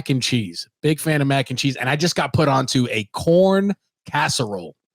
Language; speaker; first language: English; native; English